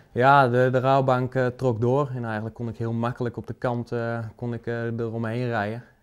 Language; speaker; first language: Dutch; native; Dutch